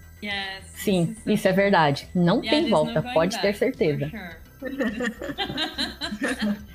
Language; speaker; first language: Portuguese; non-native, learner; English